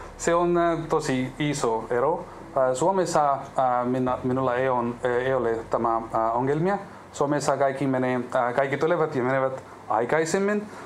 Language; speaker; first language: Finnish; non-native, learner; Urdu